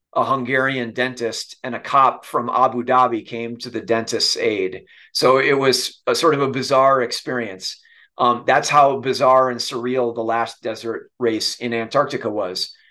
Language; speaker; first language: English; native; English